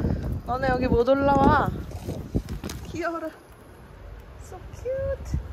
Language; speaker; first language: Korean; native; Korean